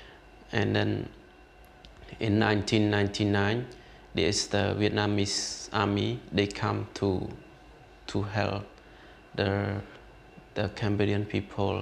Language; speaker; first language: English; non-native, learner; Khmer